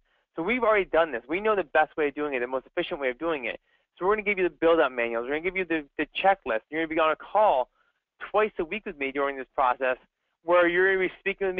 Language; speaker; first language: English; native; English